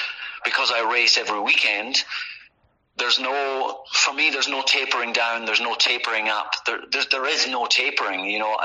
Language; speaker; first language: English; native; English